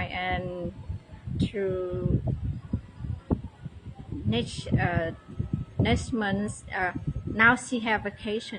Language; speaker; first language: English; non-native, learner; Vietnamese